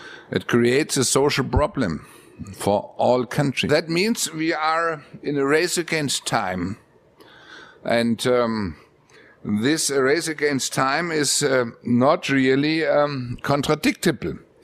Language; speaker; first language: English; non-native, fluent; German